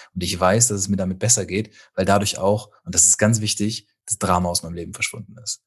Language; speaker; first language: German; native; German